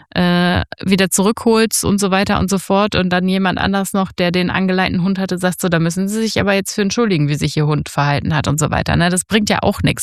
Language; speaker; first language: German; native; German